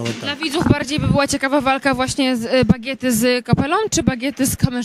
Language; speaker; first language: Polish; native; Polish